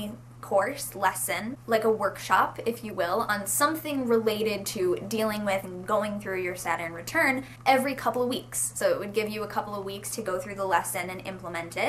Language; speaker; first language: English; native; English